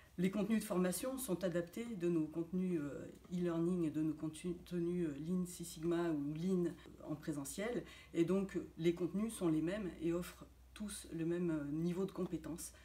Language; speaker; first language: French; native; French